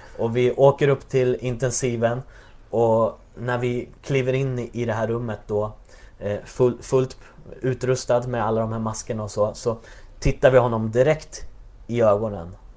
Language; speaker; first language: Swedish; native; Swedish